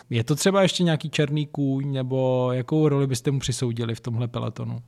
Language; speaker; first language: Czech; native; Czech